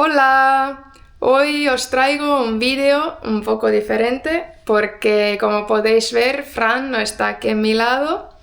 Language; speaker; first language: Spanish; non-native, fluent; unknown